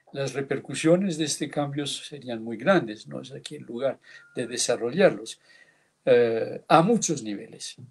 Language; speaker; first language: Spanish; early bilingual, heritage; Basque